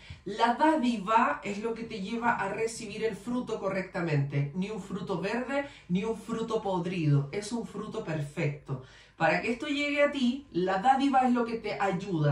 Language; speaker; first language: Spanish; native; Spanish